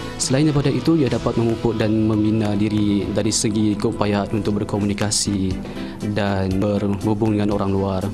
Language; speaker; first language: Malay; non-native, local second language; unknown